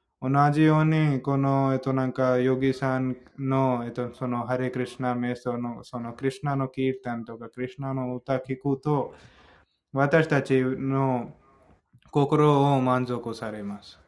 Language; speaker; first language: Japanese; non-native, fluent; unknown